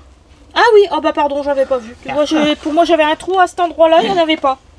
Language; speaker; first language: French; native; French